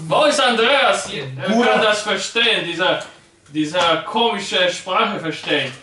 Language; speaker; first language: German; non-native, learner; Polish